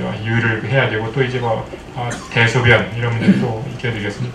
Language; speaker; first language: Korean; native; Korean